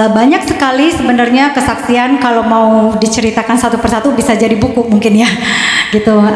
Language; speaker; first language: Indonesian; native; Indonesian